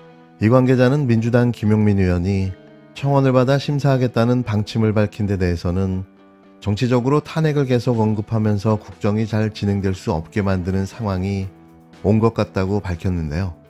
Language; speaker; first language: Korean; native; Korean